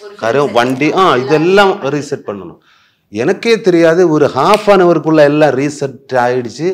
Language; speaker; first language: Tamil; non-native, learner; Malayalam